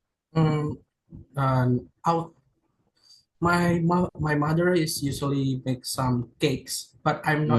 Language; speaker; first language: English; non-native, learner; Indonesian